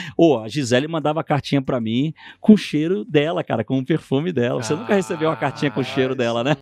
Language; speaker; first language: Portuguese; native; Portuguese